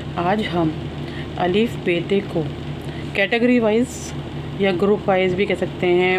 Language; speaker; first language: Hindi; native; Hindi